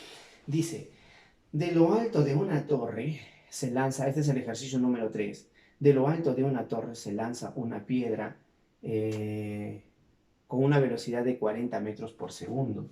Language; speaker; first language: Spanish; native; Spanish